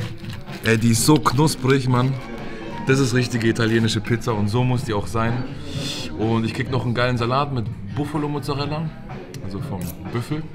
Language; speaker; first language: German; native; German